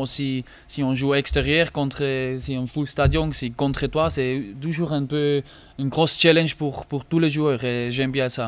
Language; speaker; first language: French; non-native, learner; German